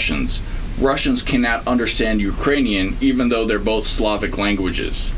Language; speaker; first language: English; native; English